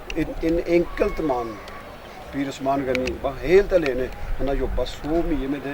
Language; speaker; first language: Norwegian; non-native, fluent; Urdu